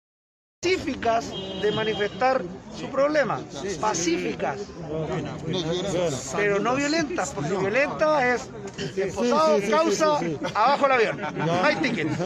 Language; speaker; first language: Spanish; native; Spanish